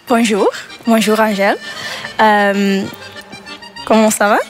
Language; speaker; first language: French; non-native, local second language; Dutch